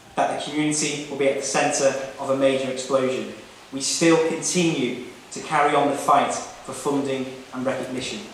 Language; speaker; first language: English; native; English